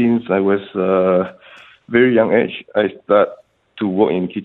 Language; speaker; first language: English; non-native, local second language; Chinese